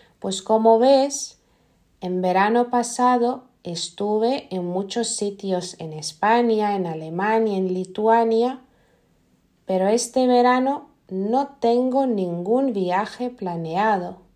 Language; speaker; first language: Spanish; non-native, fluent; Lithuanian